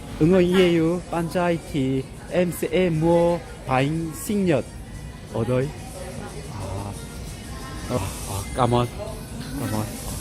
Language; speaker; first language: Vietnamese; non-native, learner; Korean